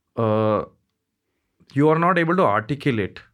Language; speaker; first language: English; non-native, local second language; Hindi